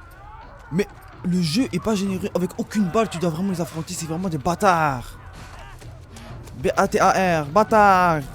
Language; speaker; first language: French; native; French